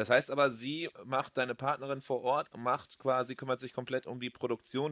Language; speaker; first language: German; native; German